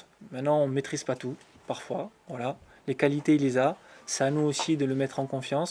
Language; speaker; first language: French; native; French